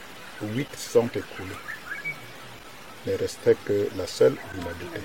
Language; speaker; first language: French; non-native, local second language; Basaa